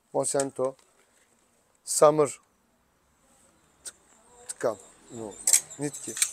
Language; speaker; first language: Russian; non-native, learner; Turkish